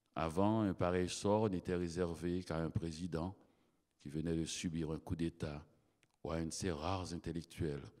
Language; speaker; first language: French; native; French